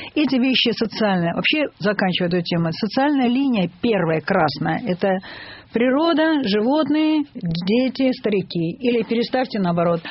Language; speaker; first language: Russian; native; Russian